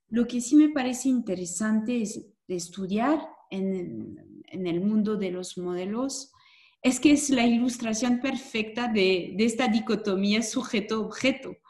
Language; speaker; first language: Spanish; non-native, fluent; French